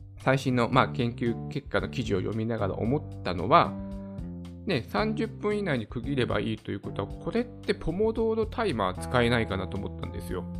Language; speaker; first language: Japanese; native; Japanese